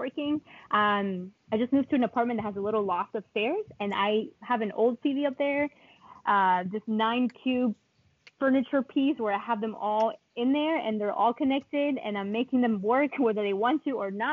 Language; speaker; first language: English; non-native, fluent; Spanish